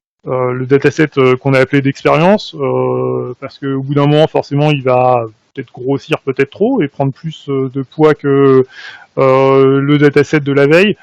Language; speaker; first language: French; native; French